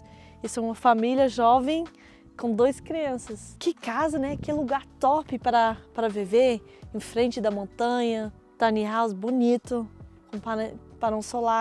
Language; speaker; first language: Portuguese; non-native, fluent; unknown